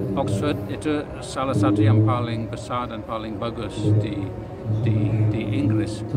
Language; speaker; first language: Indonesian; non-native, fluent; English